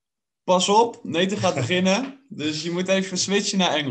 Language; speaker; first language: Dutch; native; Dutch